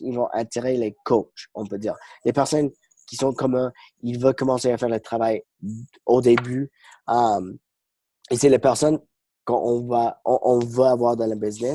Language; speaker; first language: French; non-native, fluent; English